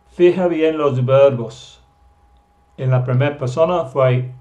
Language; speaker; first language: Spanish; non-native, fluent; English